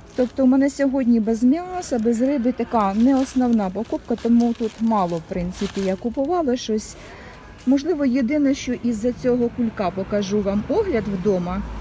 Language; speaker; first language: Ukrainian; non-native, local second language; Russian